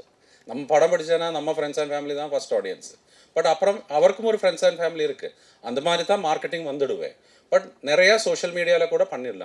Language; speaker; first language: Tamil; non-native, fluent; Malayalam